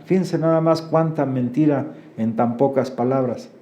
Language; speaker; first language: Spanish; native; Spanish